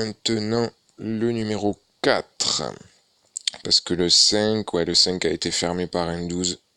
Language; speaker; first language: French; native; French